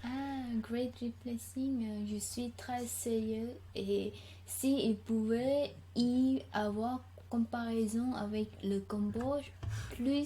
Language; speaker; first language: French; non-native, learner; Khmer